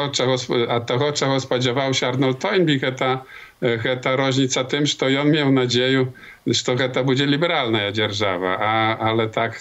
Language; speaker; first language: Polish; non-native, local second language; Belarusian